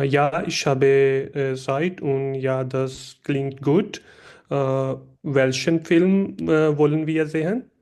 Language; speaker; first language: German; non-native, learner; Urdu